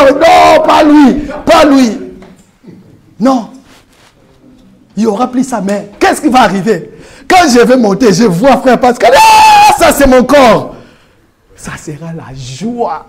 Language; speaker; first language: French; non-native, local second language; Lingala